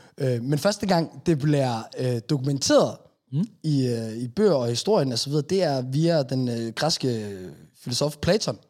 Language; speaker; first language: Danish; native; Danish